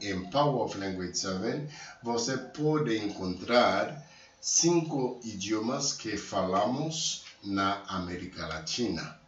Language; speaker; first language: Portuguese; non-native, learner; Haitian Creole